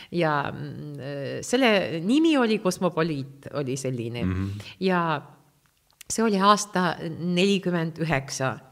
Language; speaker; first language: Estonian; non-native, local second language; Russian